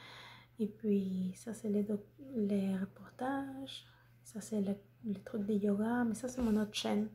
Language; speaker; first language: French; non-native, fluent; Spanish